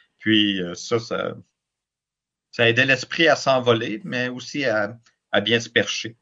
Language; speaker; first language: French; native; French